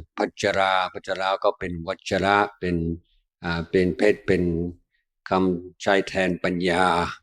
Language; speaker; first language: Thai; non-native, fluent; English